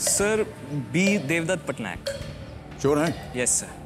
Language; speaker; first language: Hindi; native; Hindi